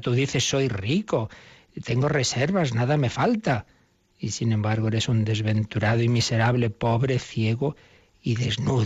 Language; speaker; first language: Spanish; native; Spanish